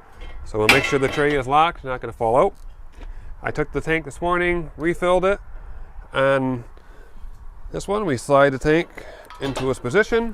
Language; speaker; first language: English; native; English